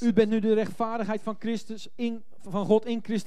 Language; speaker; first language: Dutch; native; Dutch